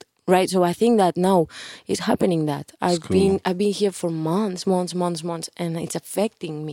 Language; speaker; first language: English; non-native, fluent; Spanish